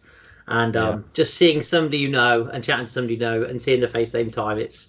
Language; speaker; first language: English; native; English